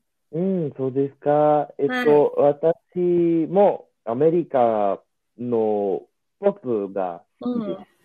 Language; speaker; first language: Japanese; non-native, learner; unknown